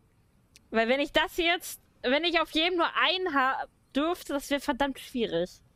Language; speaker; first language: German; native; German